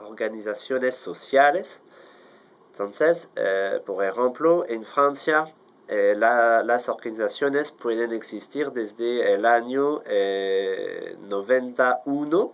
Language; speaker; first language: Spanish; non-native, fluent; French